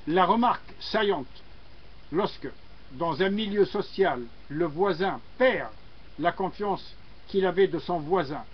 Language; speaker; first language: French; non-native, local second language; Arabic